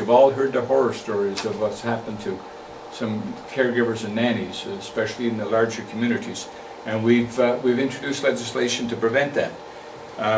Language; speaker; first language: English; native; English